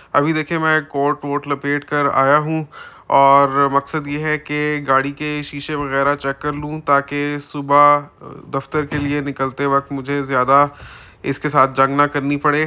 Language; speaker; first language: Urdu; native; Urdu